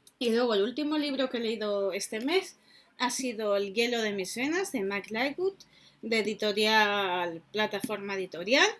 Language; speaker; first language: Spanish; native; Spanish